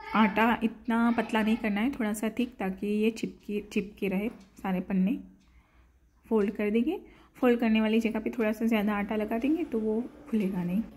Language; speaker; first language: Hindi; non-native, local second language; Gujarati